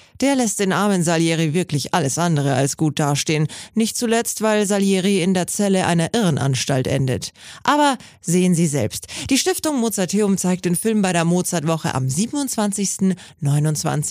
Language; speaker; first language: German; native; German